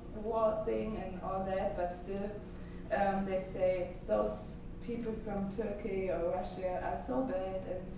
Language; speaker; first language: English; non-native, fluent; German